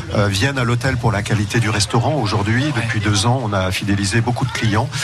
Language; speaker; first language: French; native; French